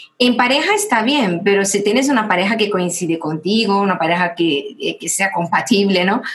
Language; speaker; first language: Spanish; non-native, fluent; Portuguese